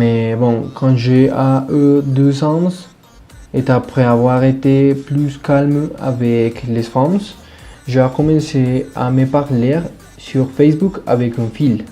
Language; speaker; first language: French; non-native, learner; Spanish